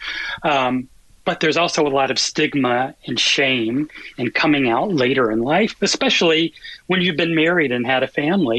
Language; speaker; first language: English; native; English